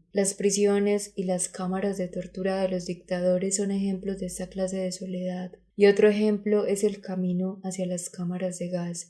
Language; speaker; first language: Spanish; native; Spanish